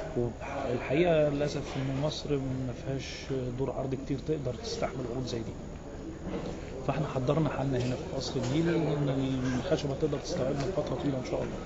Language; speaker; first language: Arabic; native; Arabic